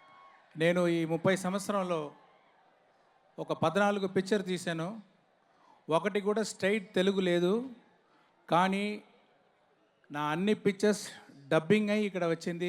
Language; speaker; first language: Telugu; non-native, learner; Tamil